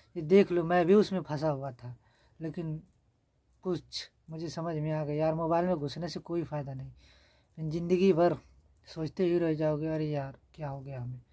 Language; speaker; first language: Hindi; native; Hindi